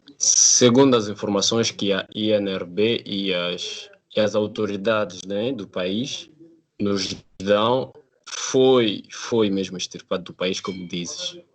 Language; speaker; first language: Portuguese; non-native, fluent; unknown